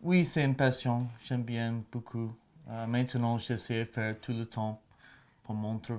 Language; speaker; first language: French; non-native, learner; English